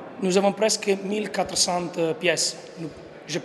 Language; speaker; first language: French; non-native, learner; Italian